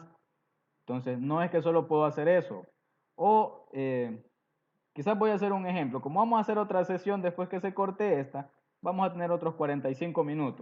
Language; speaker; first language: Spanish; native; Spanish